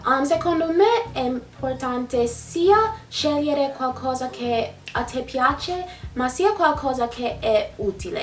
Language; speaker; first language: Italian; non-native, fluent; English